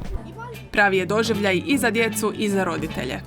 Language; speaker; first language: Croatian; native; Croatian